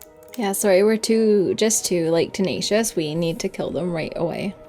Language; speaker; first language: English; native; English